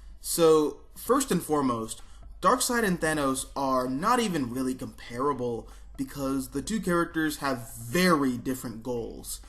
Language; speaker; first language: English; native; English